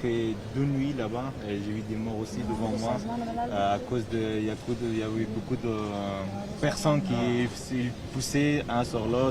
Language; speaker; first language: French; non-native, fluent; Persian